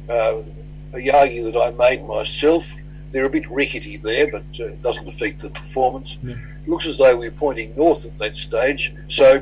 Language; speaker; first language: English; native; English